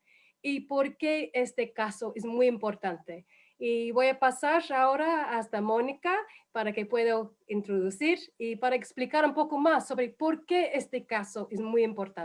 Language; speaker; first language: Spanish; non-native, fluent; English